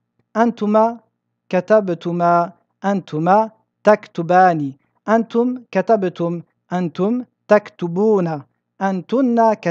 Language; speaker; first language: Arabic; non-native, fluent; French